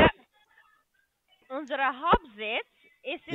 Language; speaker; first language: German; non-native, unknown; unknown